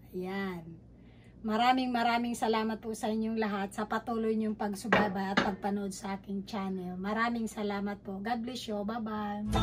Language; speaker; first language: Filipino; non-native, local second language; Cebuano